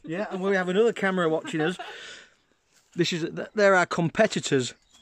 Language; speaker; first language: English; native; English